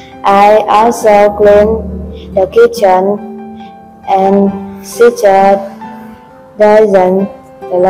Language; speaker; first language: English; non-native, learner; Vietnamese